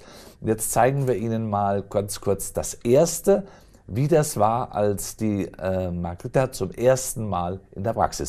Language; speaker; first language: German; native; German